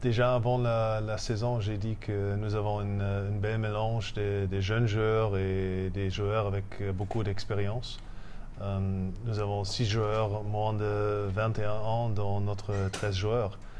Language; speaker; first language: French; non-native, fluent; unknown